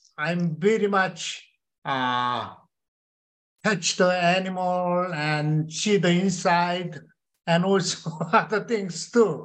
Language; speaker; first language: English; non-native, learner; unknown